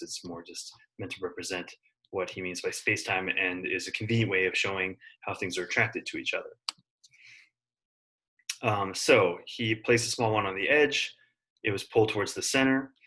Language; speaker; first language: English; native; English